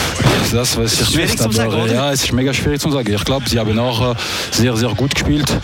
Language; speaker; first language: German; non-native, local second language; French